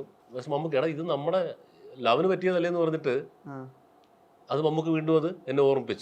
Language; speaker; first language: Malayalam; native; Malayalam